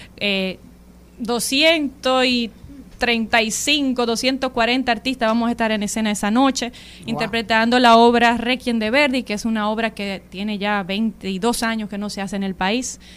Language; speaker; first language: Spanish; native; Spanish